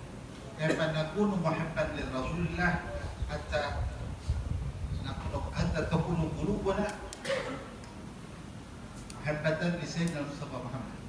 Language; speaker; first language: Arabic; native; Arabic